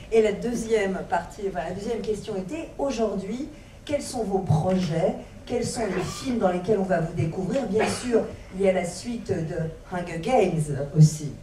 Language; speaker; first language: French; native; French